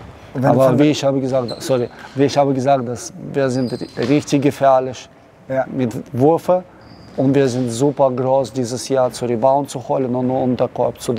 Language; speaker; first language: German; non-native, learner; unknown